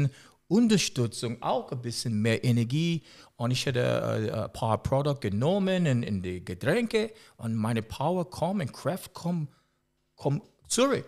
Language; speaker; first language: German; non-native, learner; English